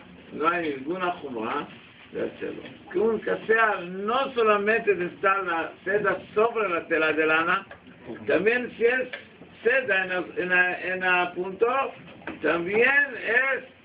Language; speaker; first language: Spanish; non-native, learner; Hebrew